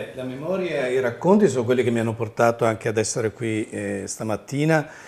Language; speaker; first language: Italian; native; Italian